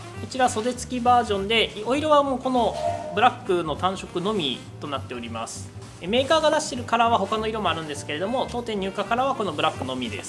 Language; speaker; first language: Japanese; native; Japanese